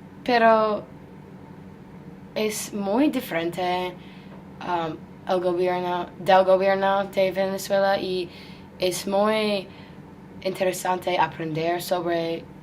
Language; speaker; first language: Spanish; non-native, learner; English